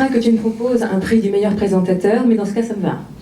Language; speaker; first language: French; native; French